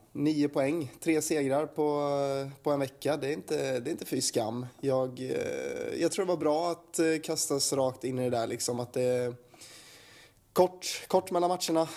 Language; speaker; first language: Swedish; native; Swedish